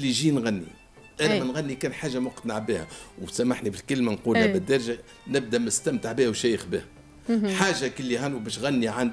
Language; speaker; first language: Arabic; native; Arabic